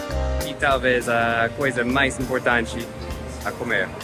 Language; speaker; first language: Portuguese; non-native, fluent; English